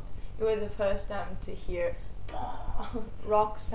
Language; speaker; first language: English; non-native, learner; Japanese